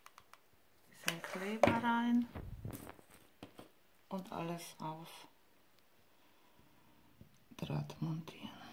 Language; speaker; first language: German; non-native, fluent; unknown